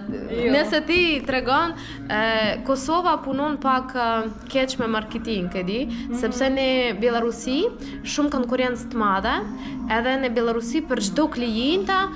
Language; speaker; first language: Albanian; non-native, learner; Russian